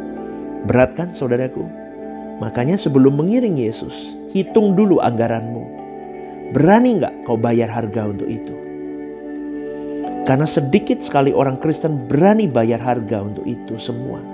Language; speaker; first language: Indonesian; native; Indonesian